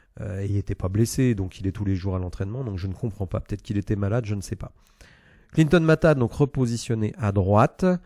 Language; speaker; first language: French; native; French